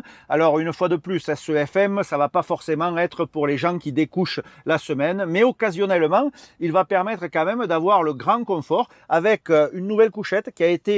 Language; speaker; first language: French; native; French